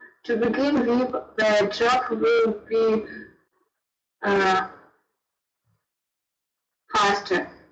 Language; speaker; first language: English; non-native, learner; Russian